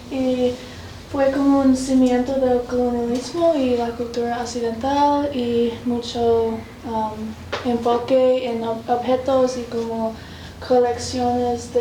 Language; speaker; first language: Spanish; non-native, learner; English